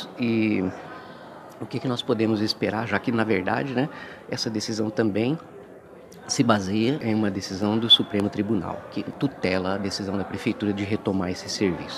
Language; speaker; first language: Portuguese; native; Portuguese